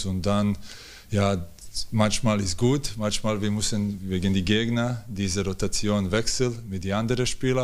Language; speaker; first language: German; non-native, learner; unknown